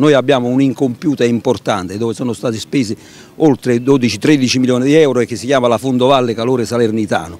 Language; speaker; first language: Italian; native; Italian